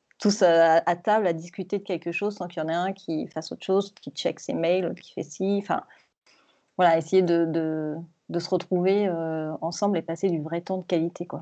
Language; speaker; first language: French; native; French